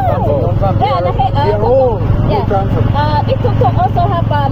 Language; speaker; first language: English; non-native, learner; Khmer